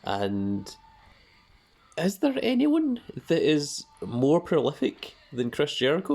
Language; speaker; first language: English; native; English